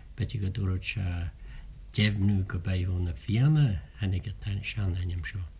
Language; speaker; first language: Irish; native; Irish